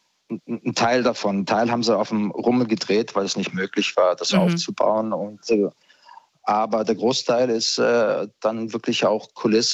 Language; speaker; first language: German; early bilingual, other home language; Croatian